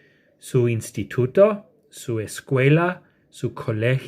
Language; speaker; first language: Spanish; non-native, fluent; English